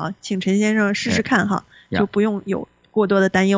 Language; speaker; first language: Chinese; native; Chinese